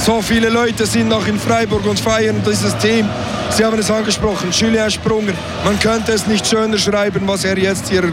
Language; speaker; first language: German; native; German